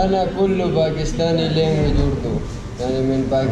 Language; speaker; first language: Arabic; non-native, learner; Urdu